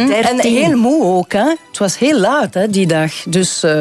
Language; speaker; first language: Dutch; non-native, local second language; French